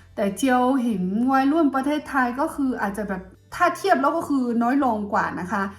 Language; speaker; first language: Thai; non-native, fluent; Chinese